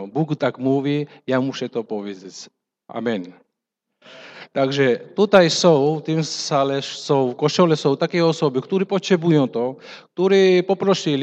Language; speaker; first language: Polish; non-native, fluent; Russian